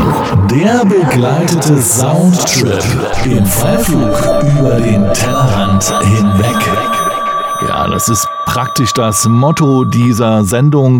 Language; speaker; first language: German; native; German